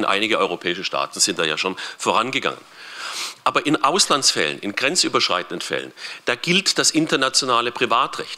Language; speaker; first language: German; native; German